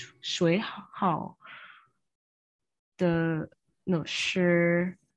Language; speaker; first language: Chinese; non-native, learner; English